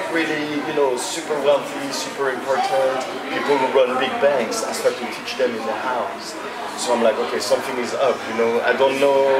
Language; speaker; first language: English; non-native, fluent; French